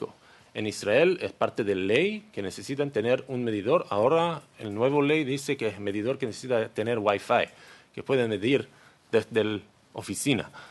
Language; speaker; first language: Spanish; non-native, learner; Hebrew